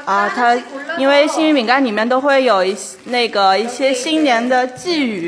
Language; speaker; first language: Chinese; native; Chinese